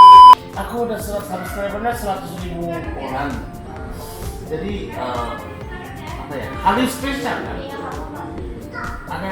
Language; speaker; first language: Indonesian; non-native, fluent; Japanese